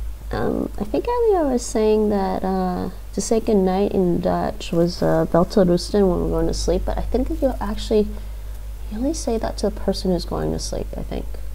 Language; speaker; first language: English; native; English